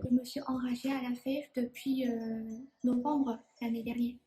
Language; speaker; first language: French; non-native, learner; Vietnamese